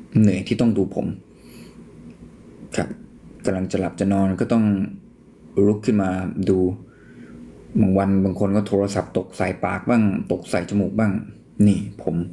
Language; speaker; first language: Thai; native; Thai